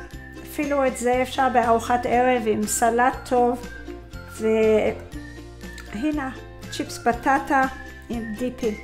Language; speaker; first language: Hebrew; non-native, fluent; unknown